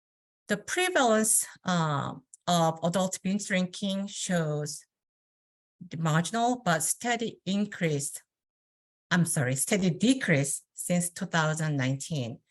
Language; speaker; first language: English; non-native, fluent; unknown